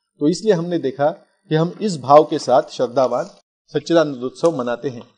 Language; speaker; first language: Hindi; non-native, local second language; Marathi